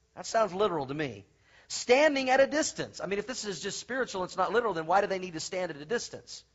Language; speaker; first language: English; native; English